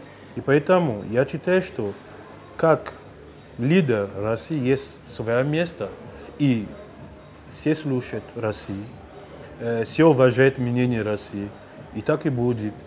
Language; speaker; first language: Russian; non-native, fluent; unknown